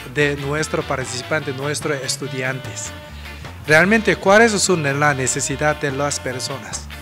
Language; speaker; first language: Spanish; non-native, learner; Korean